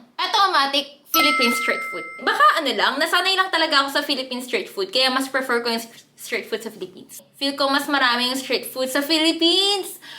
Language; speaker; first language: Filipino; early bilingual, other home language; Korean